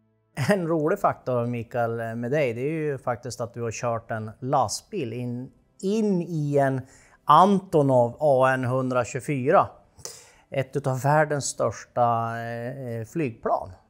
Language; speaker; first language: Swedish; native; Swedish